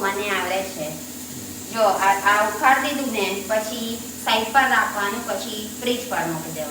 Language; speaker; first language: Gujarati; non-native, learner; Filipino